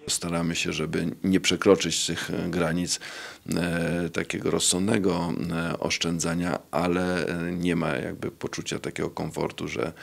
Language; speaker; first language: Polish; native; Polish